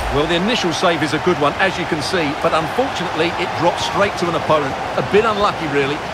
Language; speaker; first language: English; native; English